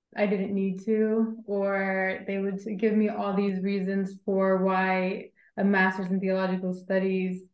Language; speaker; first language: English; native; English